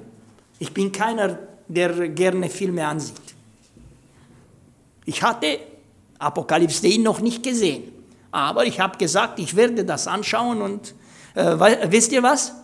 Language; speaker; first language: German; non-native, fluent; Romanian